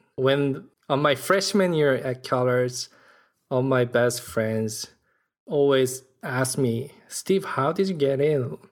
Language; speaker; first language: English; non-native, fluent; Korean